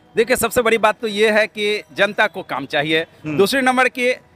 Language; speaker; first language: Hindi; native; Hindi